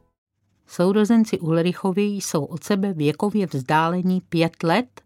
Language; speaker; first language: Czech; native; Czech